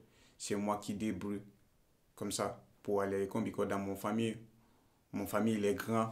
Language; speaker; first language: French; non-native, learner; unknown